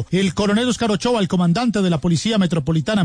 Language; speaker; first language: Spanish; native; Spanish